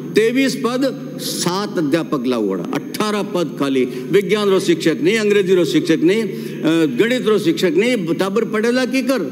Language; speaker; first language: Hindi; native; Hindi